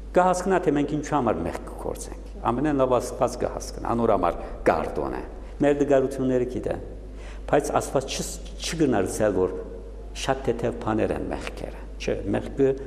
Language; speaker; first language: Armenian; early bilingual, heritage; Armenian